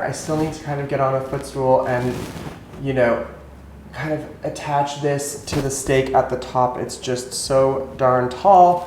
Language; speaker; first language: English; native; English